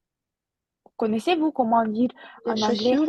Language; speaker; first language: French; non-native, fluent; Russian